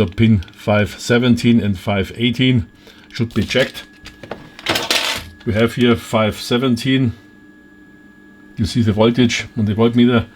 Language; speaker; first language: English; non-native, fluent; German